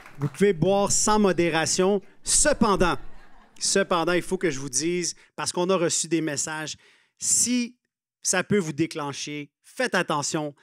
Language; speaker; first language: French; native; French